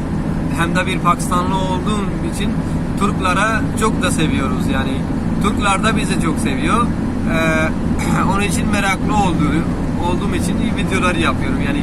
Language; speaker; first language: Turkish; non-native, learner; Urdu